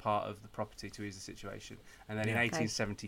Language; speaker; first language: English; native; English